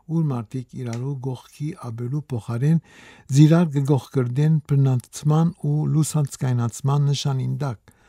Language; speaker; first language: Armenian; early bilingual, heritage; Armenian